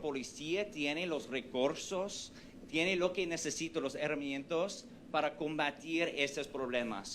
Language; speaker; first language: Spanish; non-native, fluent; English